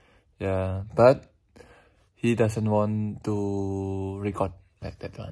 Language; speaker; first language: English; non-native, learner; Indonesian